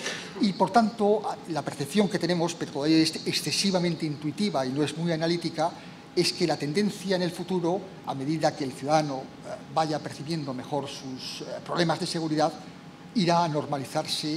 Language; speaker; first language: Spanish; native; Spanish